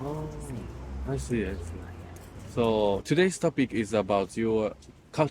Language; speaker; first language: English; non-native, learner; Japanese